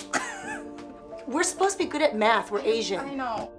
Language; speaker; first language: English; native; English